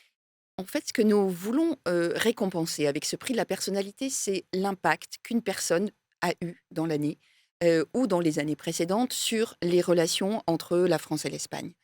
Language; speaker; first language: French; native; French